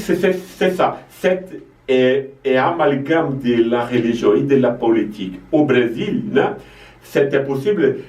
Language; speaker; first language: French; non-native, fluent; Portuguese